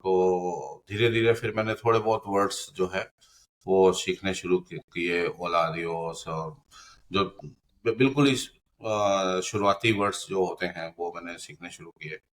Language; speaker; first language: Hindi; non-native, local second language; Punjabi